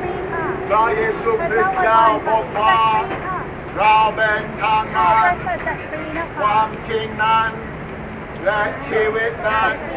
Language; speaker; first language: Thai; non-native, learner; English